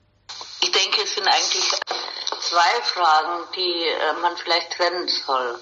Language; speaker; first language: German; native; German